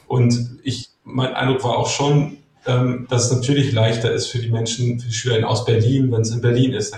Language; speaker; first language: German; native; German